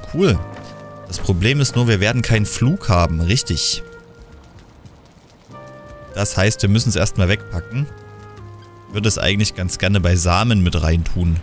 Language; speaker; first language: German; native; German